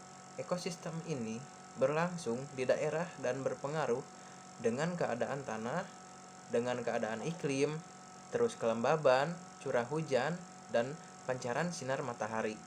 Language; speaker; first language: Indonesian; native; Indonesian